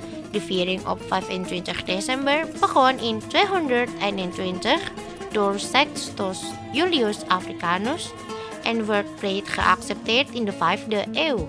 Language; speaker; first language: Dutch; non-native, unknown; Indonesian